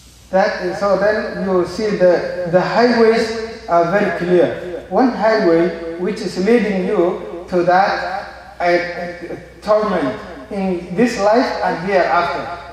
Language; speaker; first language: English; non-native, fluent; Somali